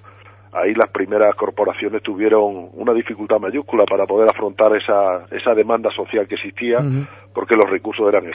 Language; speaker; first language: Spanish; native; Spanish